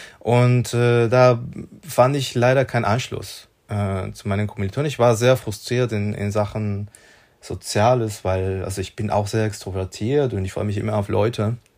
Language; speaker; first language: German; non-native, fluent; Spanish